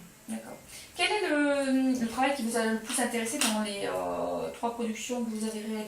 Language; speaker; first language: French; native; French